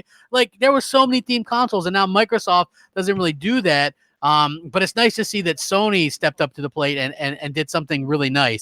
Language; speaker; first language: English; native; English